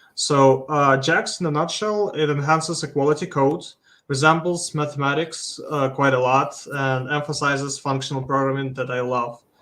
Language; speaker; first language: English; non-native, fluent; Russian